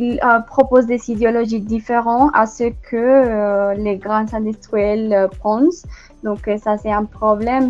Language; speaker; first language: French; non-native, fluent; Spanish